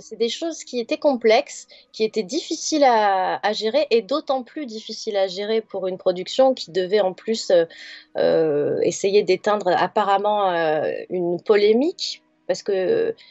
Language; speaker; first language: French; native; French